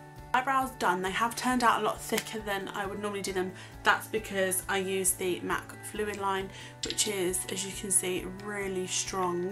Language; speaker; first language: English; native; English